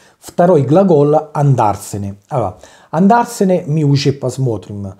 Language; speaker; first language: Russian; non-native, learner; Italian